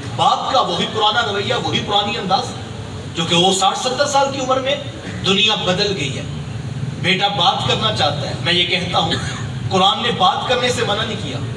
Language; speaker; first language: Urdu; non-native, local second language; Punjabi